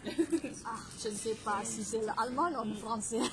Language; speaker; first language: French; non-native, learner; English